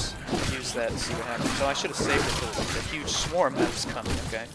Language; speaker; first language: English; native; English